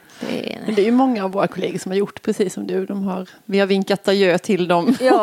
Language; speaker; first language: Swedish; native; Swedish